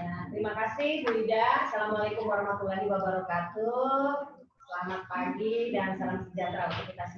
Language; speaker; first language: Indonesian; native; Indonesian